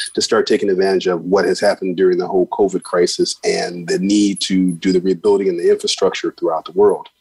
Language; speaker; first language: English; native; English